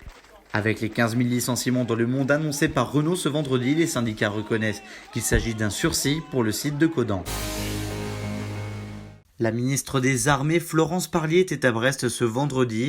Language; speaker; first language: French; native; French